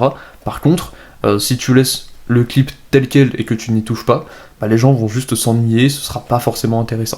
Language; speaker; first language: French; native; French